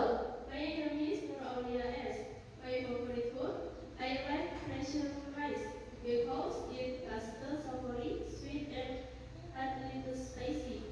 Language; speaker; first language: English; non-native, learner; Indonesian